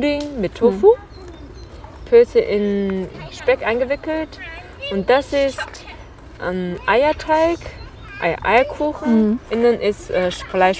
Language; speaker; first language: German; non-native, fluent; Chinese